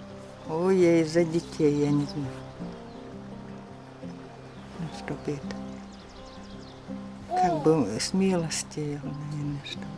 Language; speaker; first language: Russian; native; Russian